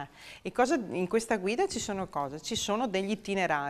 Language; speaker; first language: Italian; native; Italian